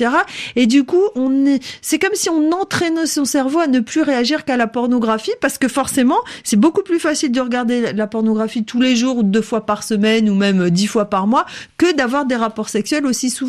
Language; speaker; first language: French; native; French